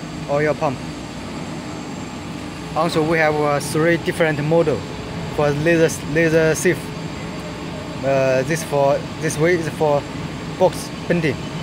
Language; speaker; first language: English; non-native, learner; Chinese